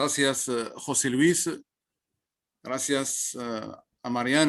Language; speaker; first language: Spanish; non-native, learner; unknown